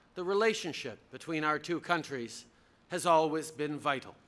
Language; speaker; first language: English; early bilingual, other home language; French